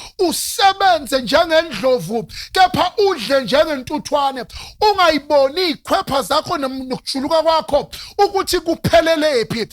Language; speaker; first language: Zulu; non-native, local second language; Northern Sotho